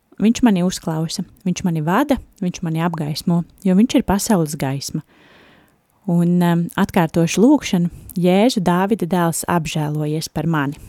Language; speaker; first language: Latvian; native; Latvian